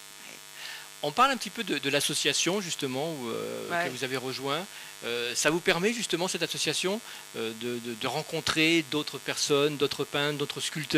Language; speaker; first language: French; native; French